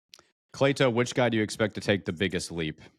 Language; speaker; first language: English; native; English